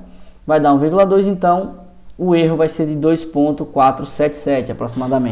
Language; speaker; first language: Portuguese; native; Portuguese